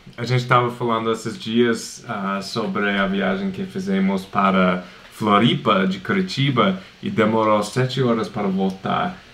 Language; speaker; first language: Portuguese; non-native, fluent; English